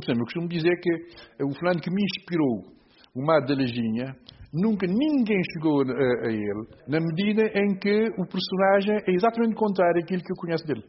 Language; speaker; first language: Portuguese; non-native, local second language; Kabuverdianu